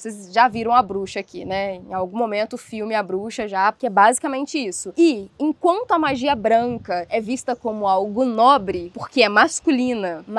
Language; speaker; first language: Portuguese; native; Portuguese